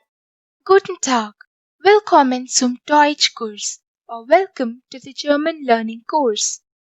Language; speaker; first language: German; non-native, fluent; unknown